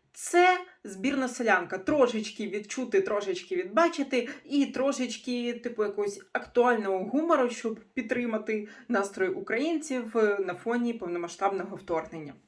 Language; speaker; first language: Ukrainian; non-native, local second language; Russian